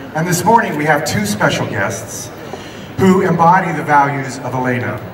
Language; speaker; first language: English; native; English